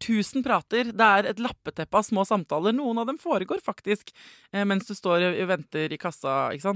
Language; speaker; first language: Norwegian; native; Norwegian